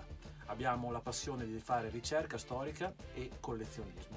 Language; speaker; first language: Italian; native; Italian